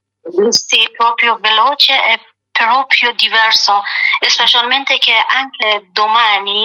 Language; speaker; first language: Italian; non-native, learner; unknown